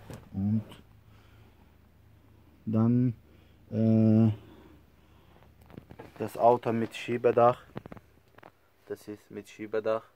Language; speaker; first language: German; non-native, learner; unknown